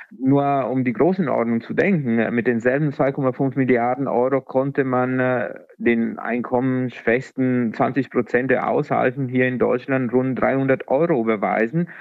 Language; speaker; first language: German; native; German